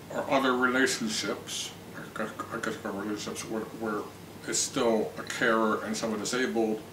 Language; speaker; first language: English; native; English